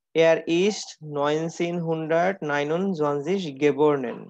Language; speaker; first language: German; non-native, learner; Bangla